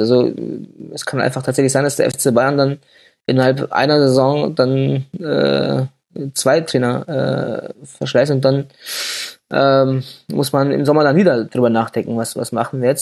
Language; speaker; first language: German; native; German